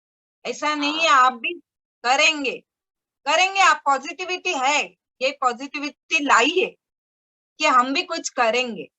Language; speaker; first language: Hindi; native; Hindi